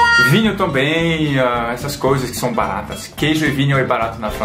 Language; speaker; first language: Portuguese; non-native, fluent; French